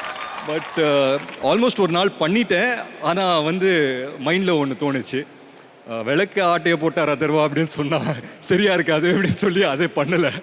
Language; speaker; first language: Tamil; native; Tamil